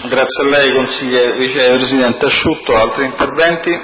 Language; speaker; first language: Italian; native; Italian